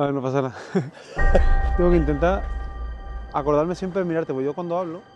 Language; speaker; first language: Spanish; native; Spanish